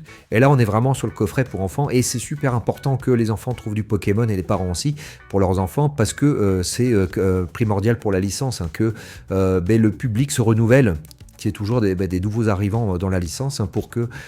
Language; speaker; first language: French; native; French